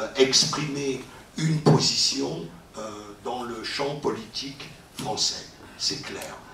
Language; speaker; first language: French; native; French